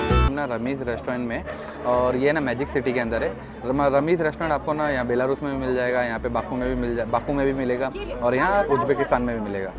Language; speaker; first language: Hindi; native; Hindi